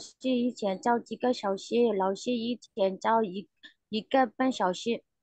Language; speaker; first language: Chinese; non-native, learner; Burmese